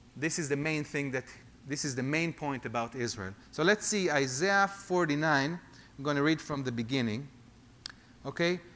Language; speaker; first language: English; non-native, fluent; Hebrew